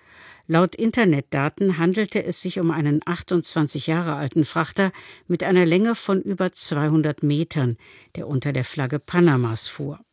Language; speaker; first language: German; native; German